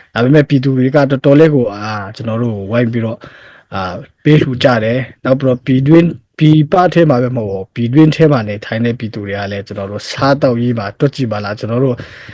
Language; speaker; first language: Burmese; non-native, local second language; Hakha Chin